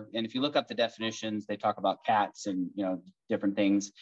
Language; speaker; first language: English; native; English